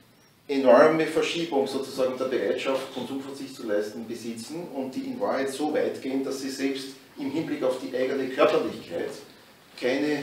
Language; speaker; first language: German; native; German